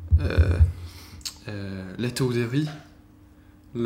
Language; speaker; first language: French; non-native, learner; Swedish